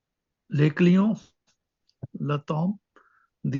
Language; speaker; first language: French; non-native, learner; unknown